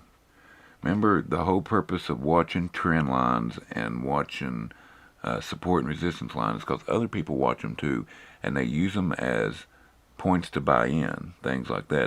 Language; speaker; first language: English; native; English